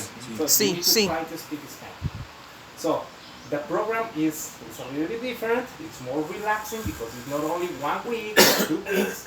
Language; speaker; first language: English; non-native, fluent; Spanish